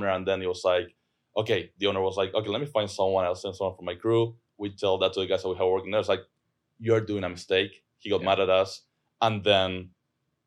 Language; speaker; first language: English; non-native, fluent; Spanish